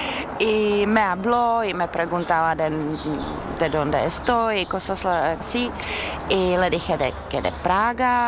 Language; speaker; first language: Spanish; non-native, fluent; Czech